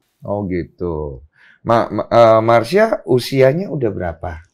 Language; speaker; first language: Indonesian; native; Indonesian